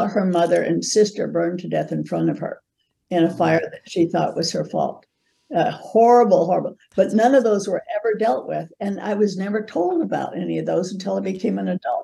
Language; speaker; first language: English; native; English